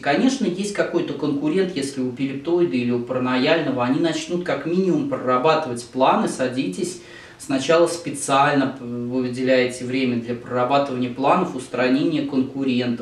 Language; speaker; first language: Russian; native; Russian